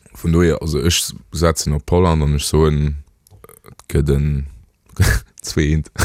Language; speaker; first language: Luxembourgish; native; Luxembourgish